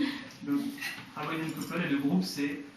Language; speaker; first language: French; native; French